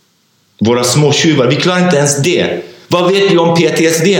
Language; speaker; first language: Swedish; non-native, fluent; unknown